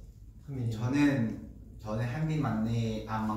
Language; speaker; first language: Korean; non-native, learner; Vietnamese